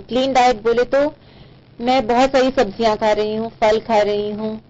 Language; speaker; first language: Hindi; native; Hindi